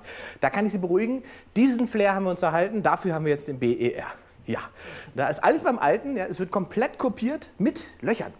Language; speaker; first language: German; native; German